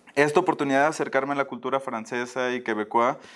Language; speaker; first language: Spanish; native; Spanish